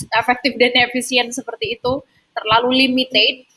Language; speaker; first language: English; non-native, fluent; Indonesian